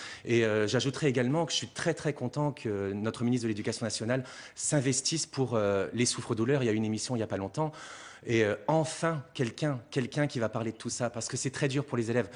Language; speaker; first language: French; native; French